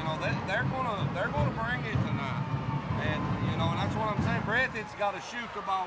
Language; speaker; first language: English; native; English